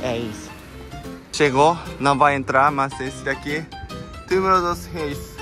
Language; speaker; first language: Portuguese; non-native, local second language; Japanese